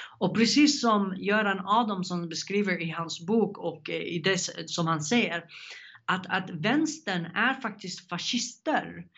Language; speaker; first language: Swedish; non-native, fluent; Arabic